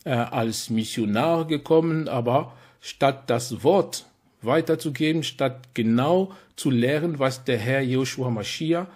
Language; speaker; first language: German; non-native, fluent; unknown